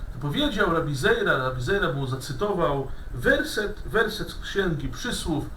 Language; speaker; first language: Polish; non-native, fluent; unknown